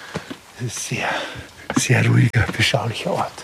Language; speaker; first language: German; native; German